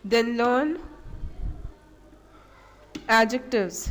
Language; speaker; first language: English; non-native, local second language; Hindi